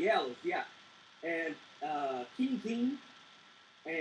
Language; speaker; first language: English; non-native, learner; Portuguese